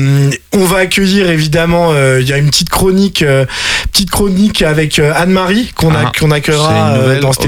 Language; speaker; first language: French; native; French